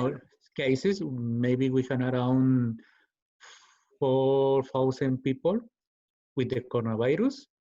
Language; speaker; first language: English; non-native, learner; Spanish